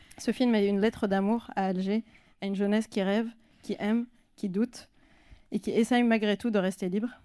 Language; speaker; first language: French; non-native, local second language; Arabic